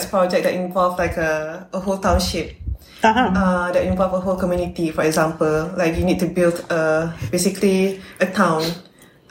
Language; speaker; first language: English; non-native, local second language; Malay